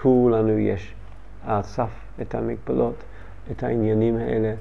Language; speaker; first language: Hebrew; non-native, learner; English